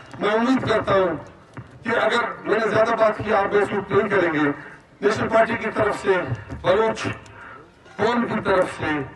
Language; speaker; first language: Urdu; non-native, local second language; Baluchi